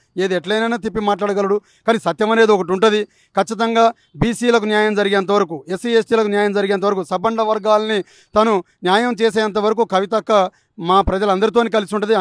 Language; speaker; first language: Telugu; native; Telugu